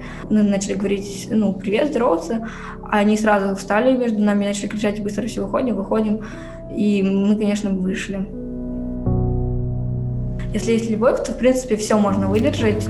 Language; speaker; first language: Russian; native; Russian